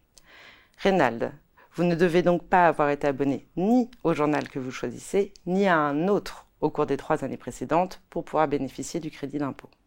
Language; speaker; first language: French; native; French